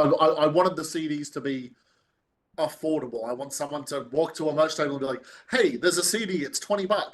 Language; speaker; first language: English; native; English